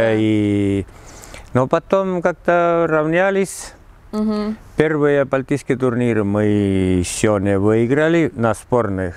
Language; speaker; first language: Russian; non-native, learner; Estonian